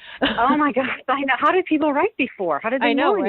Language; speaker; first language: English; native; English